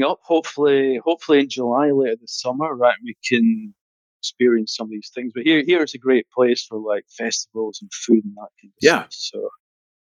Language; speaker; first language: English; native; English